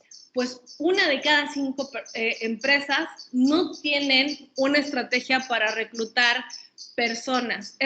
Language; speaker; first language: Spanish; native; Spanish